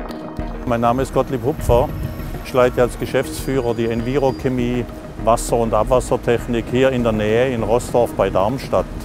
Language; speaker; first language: German; native; German